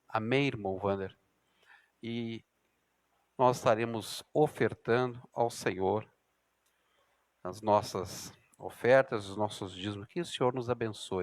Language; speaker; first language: Portuguese; native; Portuguese